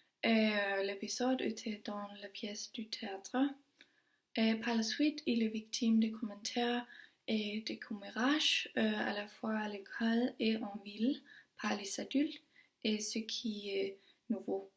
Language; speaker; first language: French; non-native, learner; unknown